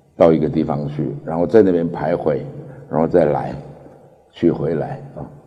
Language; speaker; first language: Chinese; early bilingual, other home language; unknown